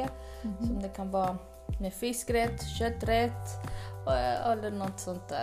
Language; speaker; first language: Swedish; early bilingual, other home language; Spanish